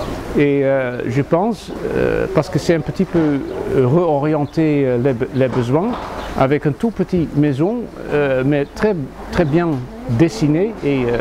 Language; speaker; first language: French; non-native, fluent; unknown